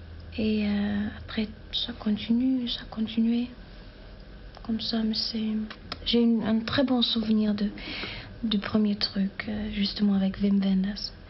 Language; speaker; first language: French; non-native, fluent; German